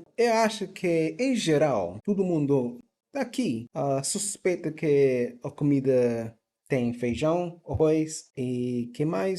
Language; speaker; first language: Portuguese; non-native, fluent; English